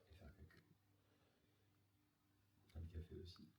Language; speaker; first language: French; native; French